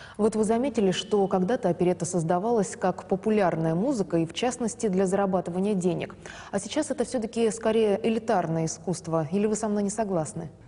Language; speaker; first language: Russian; native; Russian